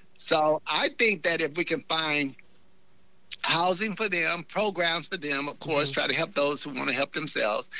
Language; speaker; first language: English; native; English